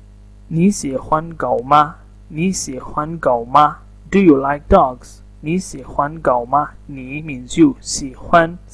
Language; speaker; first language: Chinese; non-native, learner; Urdu